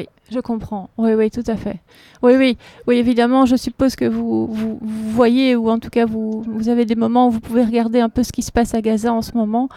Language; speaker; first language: French; native; French